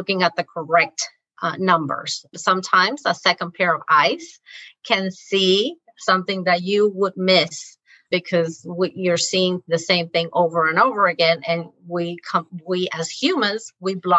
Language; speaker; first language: English; non-native, fluent; Spanish